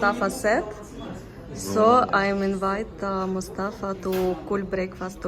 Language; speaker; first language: English; non-native, learner; Russian